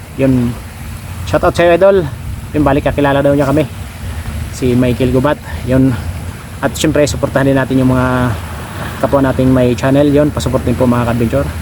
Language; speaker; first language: Filipino; native; Filipino